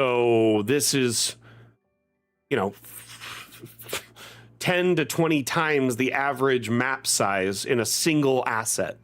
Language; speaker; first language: English; native; English